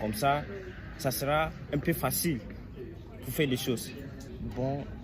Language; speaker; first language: French; non-native, learner; English